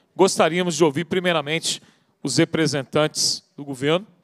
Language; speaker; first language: Portuguese; native; Portuguese